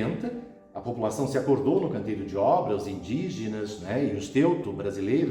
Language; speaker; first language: Portuguese; native; Portuguese